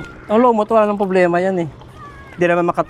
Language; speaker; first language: Filipino; non-native, local second language; Aklanon